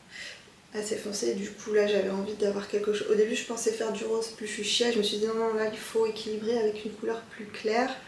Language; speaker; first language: French; native; French